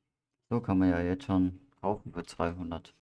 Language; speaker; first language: German; native; German